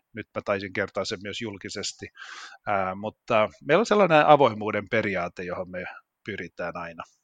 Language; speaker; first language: Finnish; non-native, local second language; Swedish